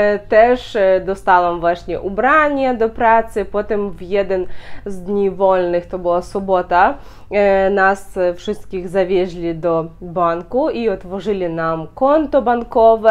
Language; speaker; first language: Polish; non-native, fluent; Ukrainian